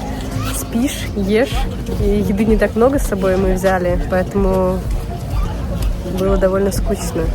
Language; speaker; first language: Russian; native; Russian